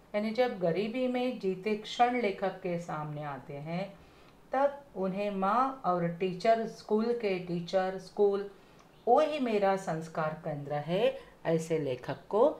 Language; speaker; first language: Hindi; non-native, local second language; Marathi